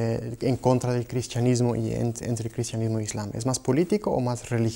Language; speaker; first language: Spanish; native; Spanish